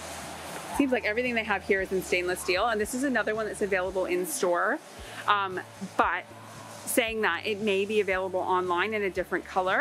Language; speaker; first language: English; native; English